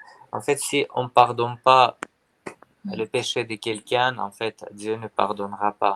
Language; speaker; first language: French; non-native, fluent; Armenian